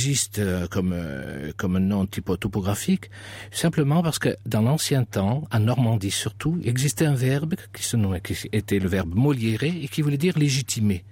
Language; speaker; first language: French; native; French